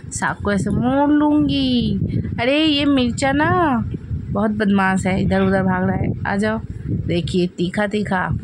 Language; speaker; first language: Hindi; non-native, local second language; Bangla